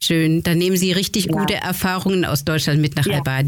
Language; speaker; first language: German; native; German